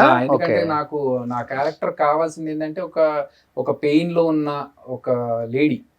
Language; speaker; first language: Telugu; native; Telugu